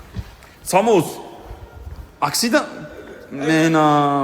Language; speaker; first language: French; non-native, learner; Turkish